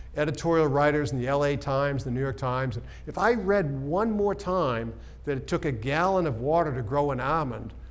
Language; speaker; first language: English; native; English